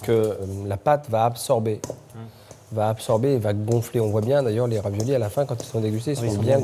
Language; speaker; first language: French; native; French